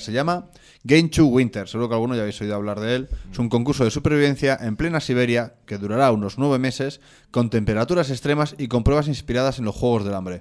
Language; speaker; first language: Spanish; native; Spanish